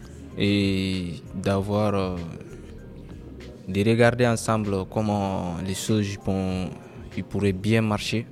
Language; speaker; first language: French; non-native, local second language; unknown